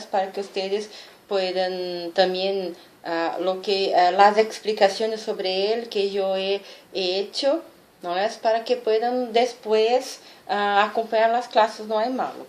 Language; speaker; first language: Spanish; non-native, fluent; Portuguese